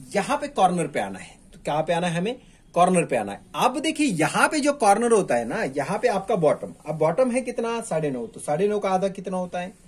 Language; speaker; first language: Hindi; non-native, local second language; Marathi